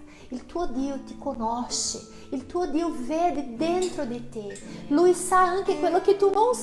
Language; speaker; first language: Italian; non-native, fluent; Portuguese